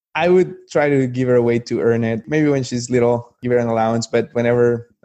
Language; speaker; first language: English; non-native, fluent; Spanish